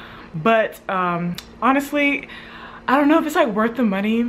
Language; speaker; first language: English; native; English